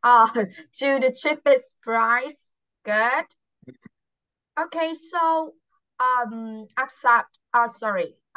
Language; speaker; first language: English; non-native, fluent; Vietnamese